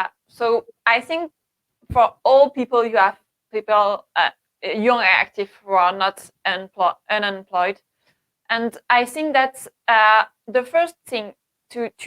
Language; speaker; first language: English; non-native, learner; French